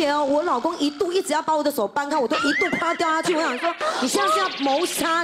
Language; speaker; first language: Chinese; native; Chinese